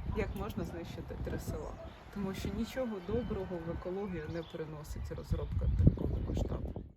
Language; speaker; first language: Ukrainian; native; Ukrainian